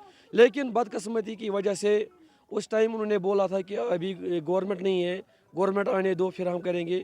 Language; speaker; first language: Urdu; non-native, local second language; Kashmiri